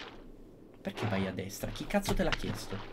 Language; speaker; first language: Italian; native; Italian